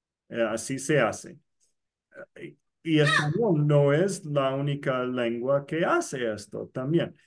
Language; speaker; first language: Spanish; non-native, fluent; English